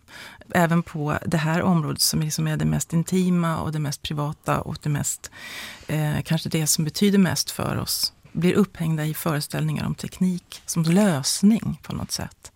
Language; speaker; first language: Swedish; native; Swedish